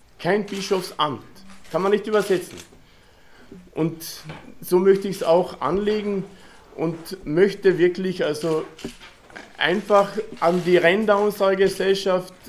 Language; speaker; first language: German; non-native, local second language; Slovenian